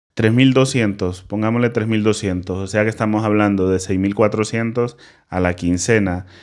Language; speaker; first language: Spanish; native; Spanish